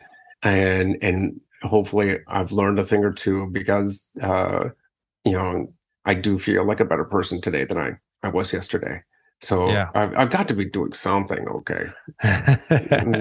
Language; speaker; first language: English; native; English